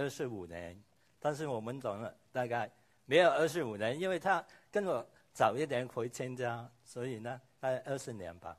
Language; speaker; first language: Chinese; non-native, local second language; Cantonese